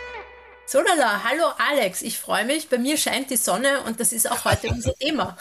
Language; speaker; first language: German; native; German